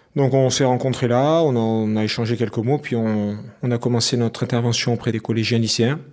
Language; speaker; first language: French; native; French